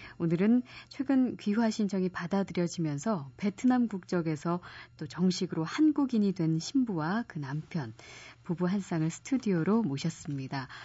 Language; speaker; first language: Korean; native; Korean